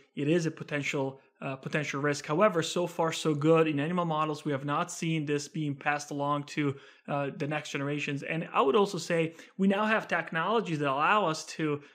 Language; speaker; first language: English; non-native, fluent; Italian